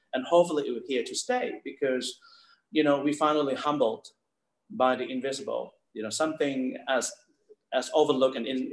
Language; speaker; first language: English; non-native, fluent; Thai